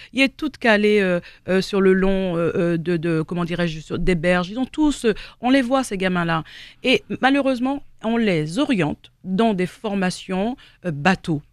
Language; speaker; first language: French; native; French